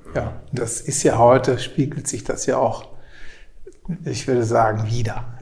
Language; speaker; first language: German; native; German